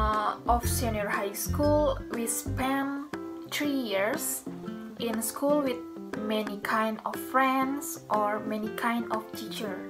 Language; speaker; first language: English; non-native, learner; Indonesian